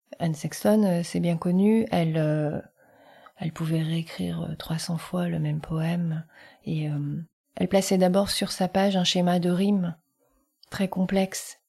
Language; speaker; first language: French; early bilingual, other home language; Vietnamese